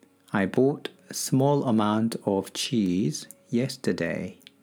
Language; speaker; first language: English; non-native, fluent; Korean